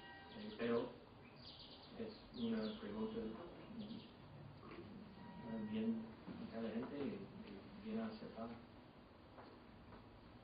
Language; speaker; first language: Spanish; non-native, fluent; English